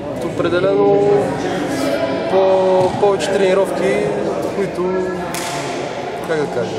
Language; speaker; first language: Bulgarian; native; Bulgarian